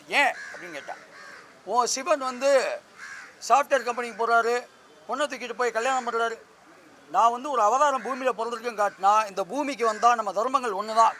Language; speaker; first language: Tamil; native; Tamil